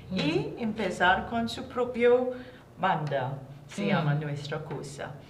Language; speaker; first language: Spanish; non-native, learner; English